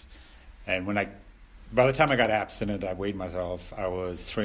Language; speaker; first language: English; native; English